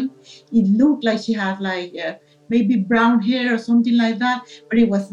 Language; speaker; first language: English; non-native, fluent; Spanish